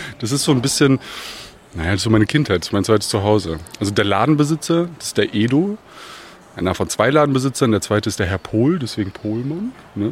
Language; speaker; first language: German; early bilingual, other home language; Bosnian